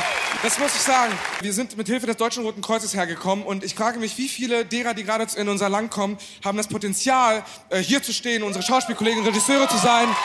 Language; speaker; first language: German; early bilingual, other home language; Bosnian